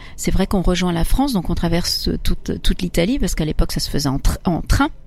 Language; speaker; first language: French; early bilingual, other home language; Italian